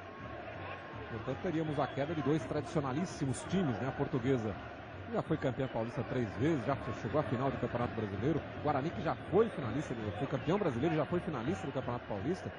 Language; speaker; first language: Portuguese; native; Portuguese